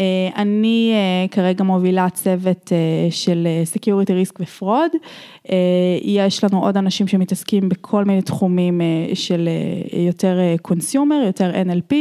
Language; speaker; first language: Hebrew; native; Hebrew